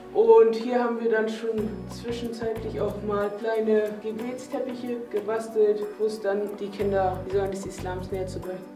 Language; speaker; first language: German; native; German